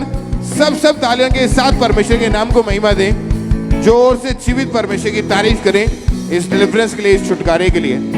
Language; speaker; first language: Hindi; native; Hindi